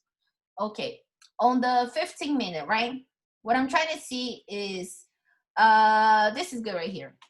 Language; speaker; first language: English; non-native, fluent; Portuguese